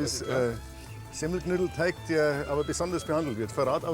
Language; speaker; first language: German; native; German